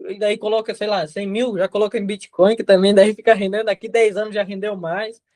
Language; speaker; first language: Portuguese; non-native, fluent; Spanish